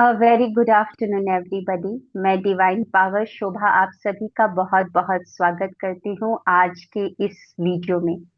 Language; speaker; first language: Hindi; native; Hindi